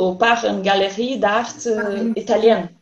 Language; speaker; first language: French; non-native, learner; Portuguese